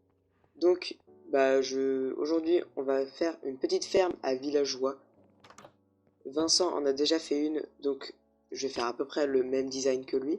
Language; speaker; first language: French; native; French